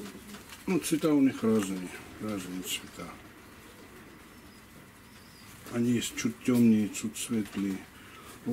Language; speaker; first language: Russian; non-native, local second language; Georgian